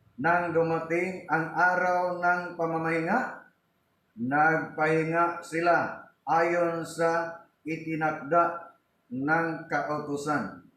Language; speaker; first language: Filipino; non-native, local second language; Cebuano